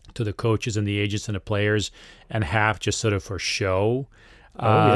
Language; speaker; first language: English; non-native, fluent; Serbian